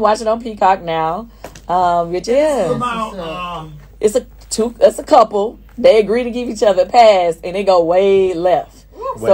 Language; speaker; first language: English; native; English